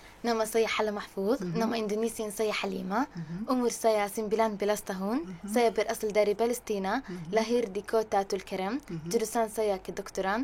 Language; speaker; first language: Indonesian; non-native, learner; Arabic